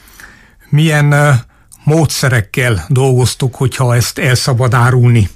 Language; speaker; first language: Hungarian; native; Hungarian